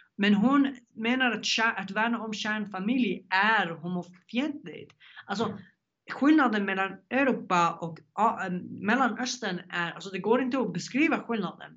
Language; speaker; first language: Swedish; non-native, fluent; Arabic